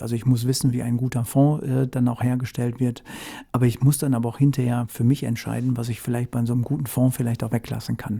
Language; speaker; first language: German; native; German